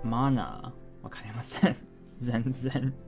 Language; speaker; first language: Japanese; non-native, learner; English